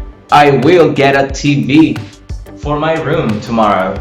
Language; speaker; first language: English; non-native, fluent; Spanish